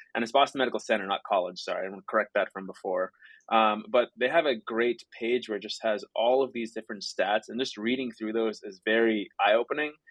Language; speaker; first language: English; native; English